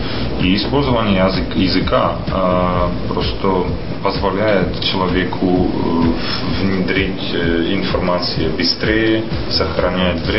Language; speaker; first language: Russian; non-native, fluent; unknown